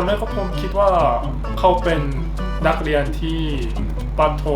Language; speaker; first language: Thai; non-native, fluent; Korean